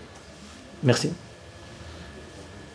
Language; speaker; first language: French; non-native, learner; Portuguese